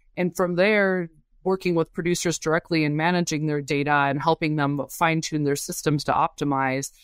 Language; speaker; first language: English; native; English